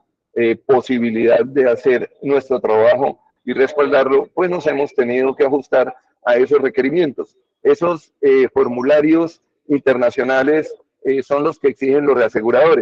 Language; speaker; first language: Spanish; native; Spanish